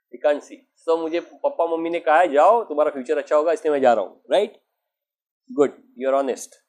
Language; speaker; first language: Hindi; non-native, local second language; Marathi